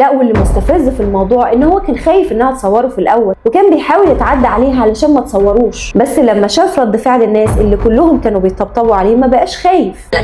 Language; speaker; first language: Arabic; native; Arabic